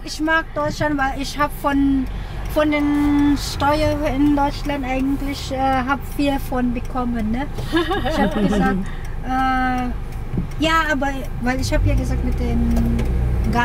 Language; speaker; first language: German; non-native, fluent; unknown